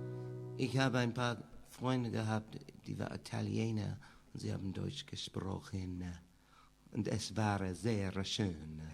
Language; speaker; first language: German; non-native, learner; English